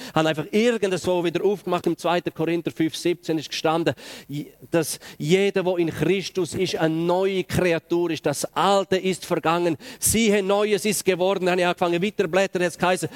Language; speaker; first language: German; native; German